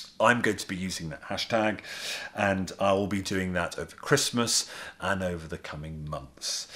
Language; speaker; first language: English; native; English